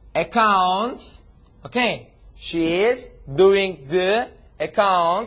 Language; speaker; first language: English; non-native, fluent; Turkish